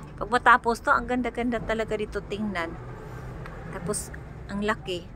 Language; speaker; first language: Filipino; non-native, local second language; Cebuano